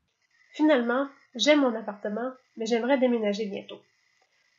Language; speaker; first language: French; native; French